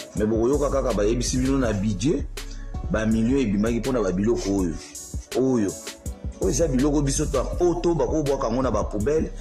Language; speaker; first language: Lingala; non-native, local second language; Luba-Lulua